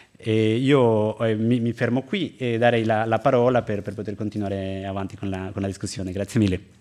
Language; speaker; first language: Italian; non-native, fluent; Spanish